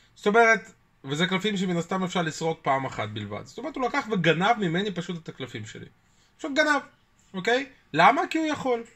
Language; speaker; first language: Hebrew; early bilingual, other home language; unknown